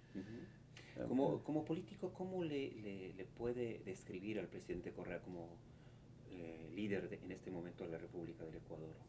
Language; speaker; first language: Spanish; native; Spanish